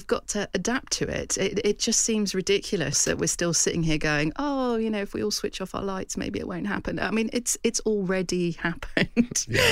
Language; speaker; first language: English; native; English